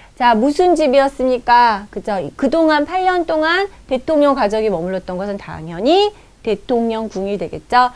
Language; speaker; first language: Korean; native; Korean